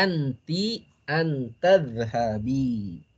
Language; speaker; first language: Arabic; non-native, fluent; Indonesian